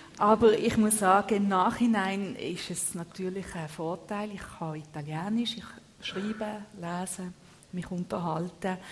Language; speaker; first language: German; early bilingual, other home language; Italian